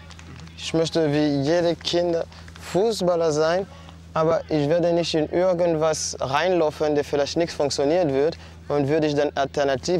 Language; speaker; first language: German; non-native, fluent; French